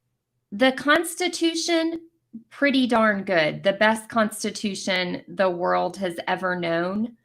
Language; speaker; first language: English; native; English